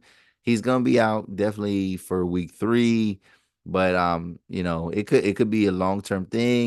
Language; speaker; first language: English; native; English